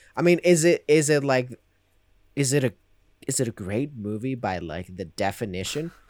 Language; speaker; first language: English; non-native, fluent; Spanish